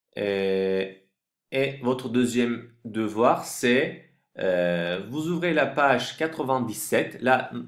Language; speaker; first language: French; non-native, fluent; Turkish